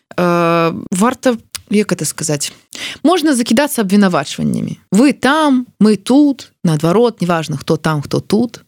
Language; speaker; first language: Belarusian; non-native, local second language; Russian